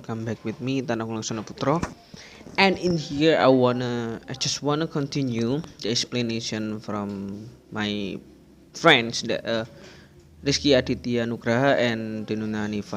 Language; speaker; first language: English; non-native, learner; Indonesian